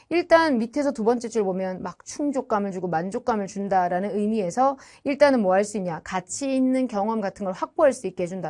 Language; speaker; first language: Korean; native; Korean